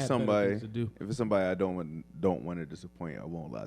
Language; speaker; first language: English; native; English